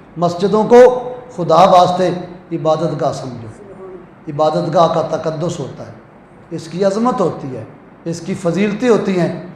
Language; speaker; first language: Urdu; non-native, local second language; Punjabi